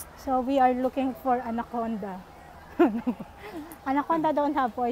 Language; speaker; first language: English; non-native, learner; Filipino